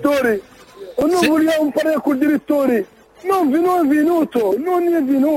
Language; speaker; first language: Italian; non-native, learner; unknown